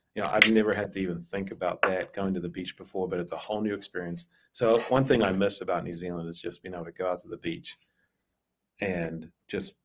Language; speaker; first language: English; native; English